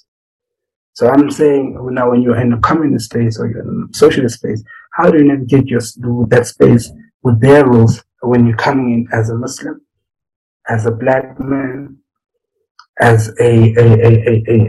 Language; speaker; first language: English; non-native, local second language; Zulu